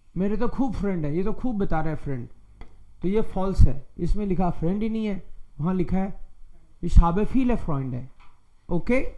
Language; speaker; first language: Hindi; native; Hindi